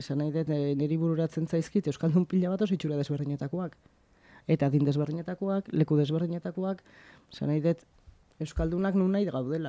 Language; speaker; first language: Basque; native; Basque